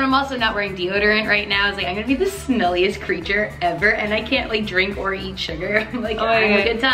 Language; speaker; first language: English; native; English